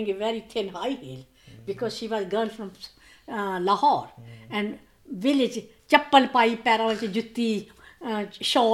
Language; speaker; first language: English; non-native, local second language; Punjabi